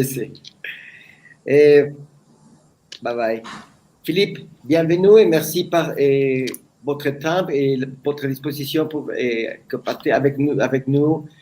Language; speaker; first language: French; non-native, learner; Spanish